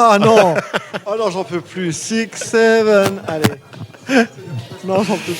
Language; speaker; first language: French; native; French